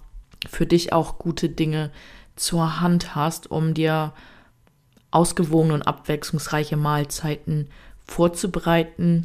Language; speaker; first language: German; native; German